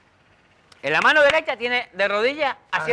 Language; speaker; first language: Spanish; native; Spanish